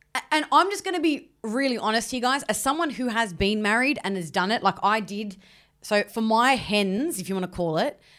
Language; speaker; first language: English; early bilingual, other home language; Italian